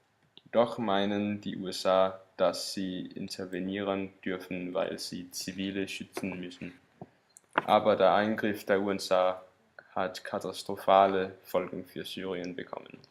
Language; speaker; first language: German; non-native, learner; Danish